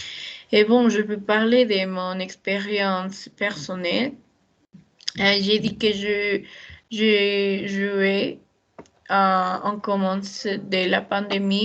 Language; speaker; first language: French; non-native, learner; Spanish